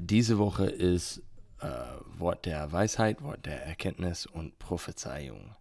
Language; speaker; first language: German; non-native, learner; English